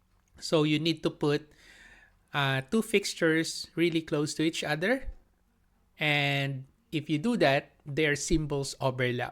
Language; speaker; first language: English; non-native, local second language; Filipino